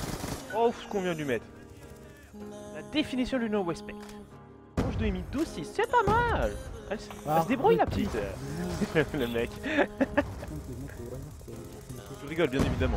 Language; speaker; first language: French; native; French